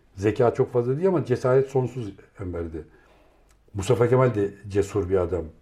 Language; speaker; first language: Turkish; native; Turkish